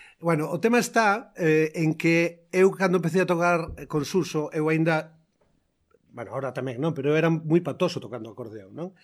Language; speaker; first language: Galician; native; Galician